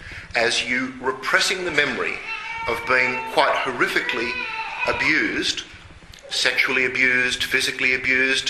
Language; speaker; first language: English; native; English